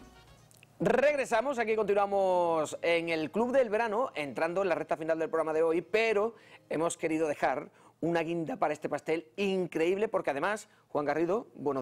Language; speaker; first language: Spanish; native; Spanish